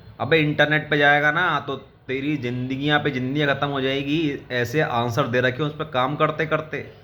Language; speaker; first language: Hindi; native; Hindi